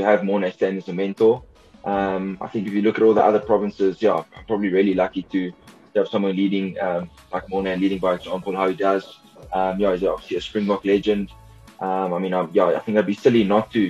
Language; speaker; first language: English; native; English